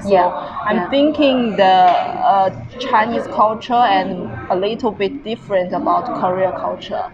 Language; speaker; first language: English; non-native, learner; Chinese